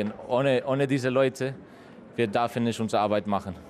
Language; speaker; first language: German; non-native, fluent; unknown